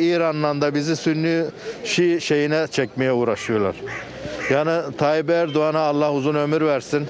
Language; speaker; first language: Turkish; native; Turkish